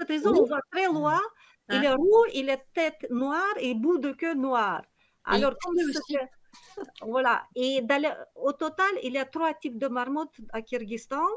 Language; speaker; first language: French; non-native, learner; Kyrgyz